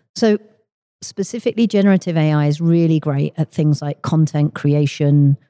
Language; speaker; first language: English; native; English